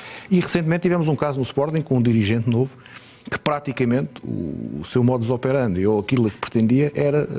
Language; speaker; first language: Portuguese; native; Portuguese